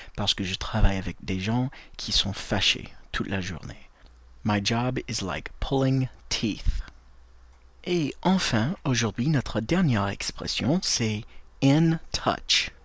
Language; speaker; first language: French; non-native, fluent; English